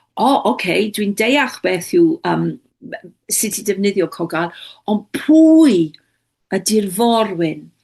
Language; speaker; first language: Welsh; non-native, local second language; English